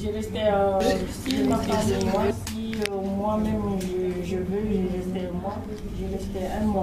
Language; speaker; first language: French; non-native, local second language; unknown